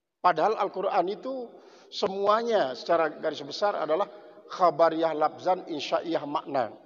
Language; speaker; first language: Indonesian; non-native, local second language; Sasak